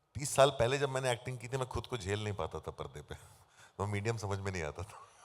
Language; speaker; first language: Hindi; native; Hindi